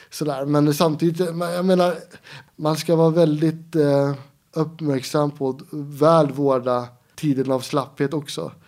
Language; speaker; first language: Swedish; native; Swedish